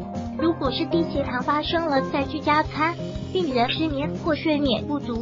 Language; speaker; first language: Chinese; native; Chinese